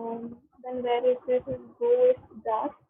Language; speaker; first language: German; non-native, learner; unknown